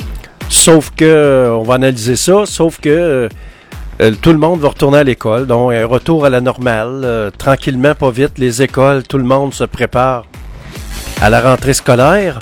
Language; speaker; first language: French; native; French